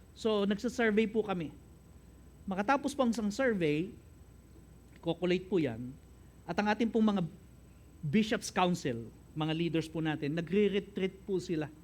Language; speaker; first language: Filipino; native; Filipino